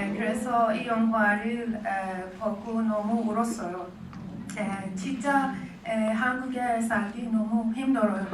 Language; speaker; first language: Korean; non-native, learner; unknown